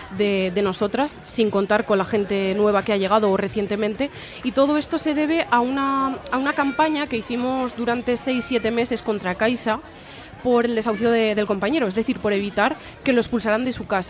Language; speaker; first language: Spanish; native; Spanish